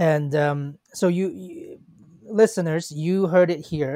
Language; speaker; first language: English; non-native, local second language; Cantonese